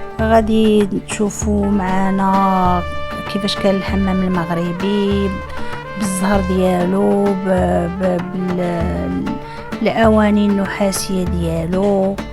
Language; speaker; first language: Arabic; native; Arabic